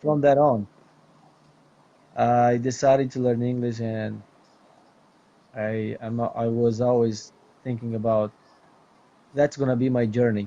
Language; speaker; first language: English; non-native, fluent; Portuguese